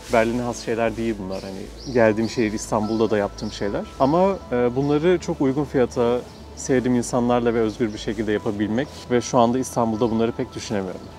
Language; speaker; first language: Turkish; native; Turkish